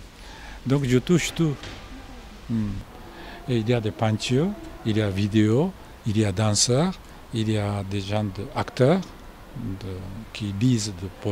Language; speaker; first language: French; non-native, fluent; Japanese